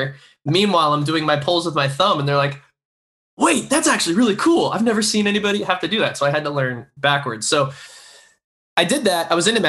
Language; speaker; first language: English; native; English